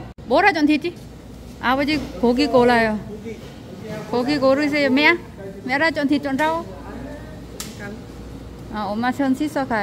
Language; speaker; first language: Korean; non-native, learner; Vietnamese